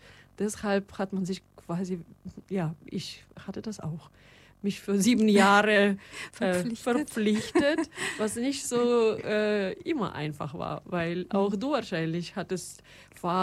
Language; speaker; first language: German; non-native, fluent; Russian